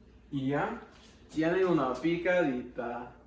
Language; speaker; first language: Spanish; non-native, learner; English